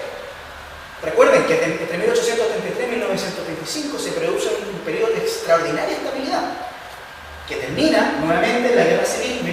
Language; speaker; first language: Spanish; native; Spanish